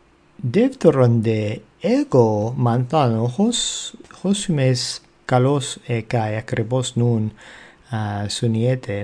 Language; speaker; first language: Greek; non-native, fluent; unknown